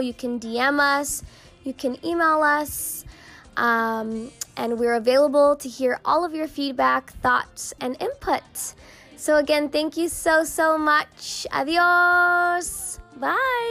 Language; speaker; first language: English; early bilingual, other home language; Spanish